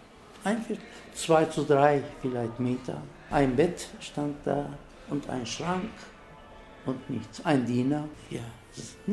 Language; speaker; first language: German; non-native, fluent; Turkish